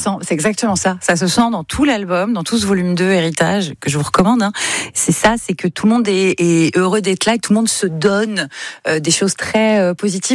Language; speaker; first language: French; native; French